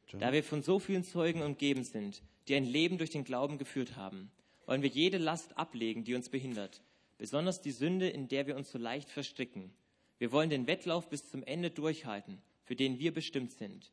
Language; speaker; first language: German; native; German